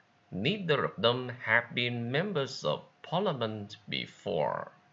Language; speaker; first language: English; non-native, fluent; Vietnamese